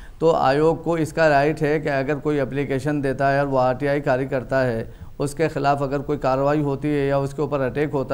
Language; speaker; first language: Hindi; native; Hindi